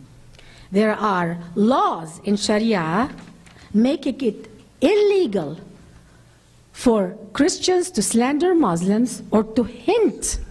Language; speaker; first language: English; non-native, fluent; Arabic